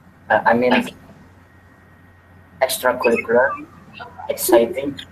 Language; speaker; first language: English; non-native, learner; Indonesian